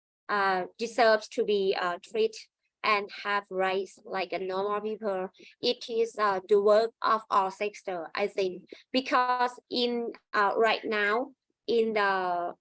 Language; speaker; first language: English; non-native, learner; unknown